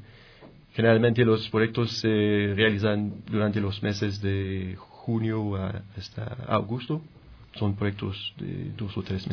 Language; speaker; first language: Spanish; non-native, fluent; French